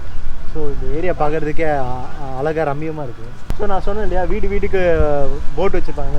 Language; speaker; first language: Tamil; native; Tamil